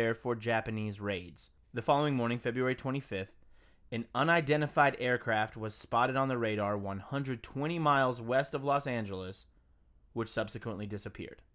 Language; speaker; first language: English; native; English